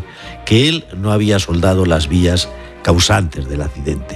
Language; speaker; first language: Spanish; native; Spanish